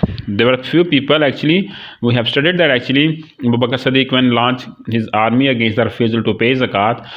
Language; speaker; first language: English; non-native, local second language; Urdu